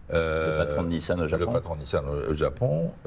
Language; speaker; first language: French; native; French